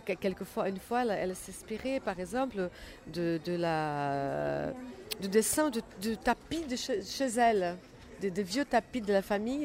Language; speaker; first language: French; non-native, learner; Portuguese